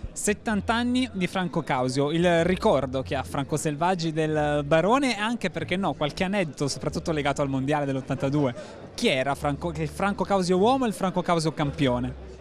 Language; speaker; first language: Italian; native; Italian